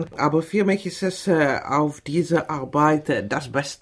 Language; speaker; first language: German; non-native, fluent; Czech